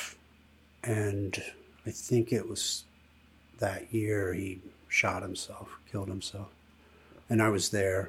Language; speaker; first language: English; native; English